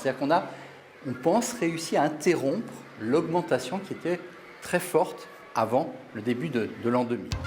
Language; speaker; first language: French; native; French